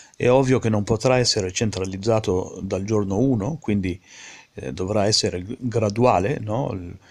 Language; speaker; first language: Italian; early bilingual, heritage; Italian